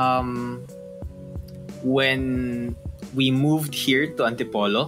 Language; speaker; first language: English; non-native, local second language; Filipino